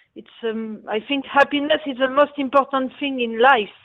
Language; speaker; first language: English; non-native, fluent; French